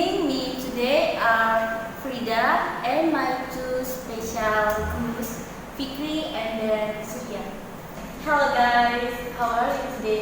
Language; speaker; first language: English; non-native, learner; Indonesian